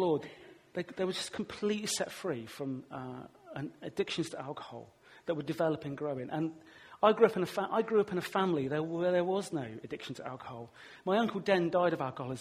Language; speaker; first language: English; native; English